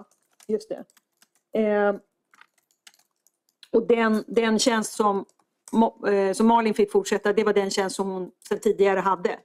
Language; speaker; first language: Swedish; native; Swedish